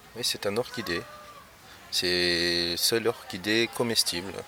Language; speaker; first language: French; non-native, local second language; Malagasy